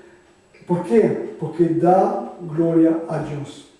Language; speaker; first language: Spanish; non-native, fluent; French